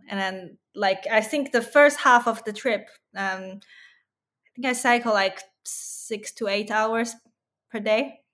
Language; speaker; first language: English; non-native, fluent; Chinese